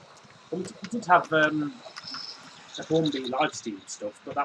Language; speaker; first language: English; native; English